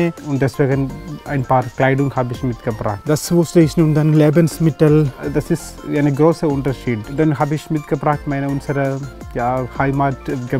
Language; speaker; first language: German; non-native, learner; Malayalam